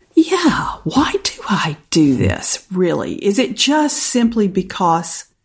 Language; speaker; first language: English; native; English